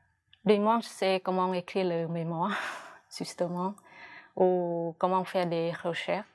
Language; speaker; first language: French; non-native, fluent; Khmer